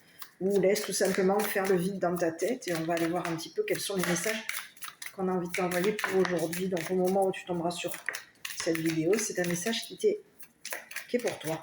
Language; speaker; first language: French; native; French